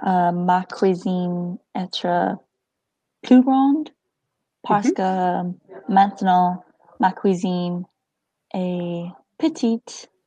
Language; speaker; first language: French; non-native, learner; English